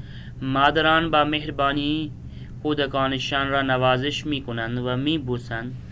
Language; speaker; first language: Persian; non-native, fluent; Urdu